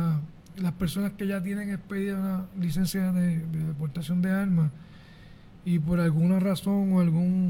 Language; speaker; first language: Spanish; native; Spanish